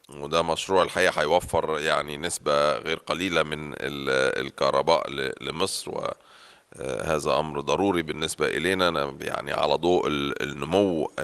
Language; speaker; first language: Arabic; native; Arabic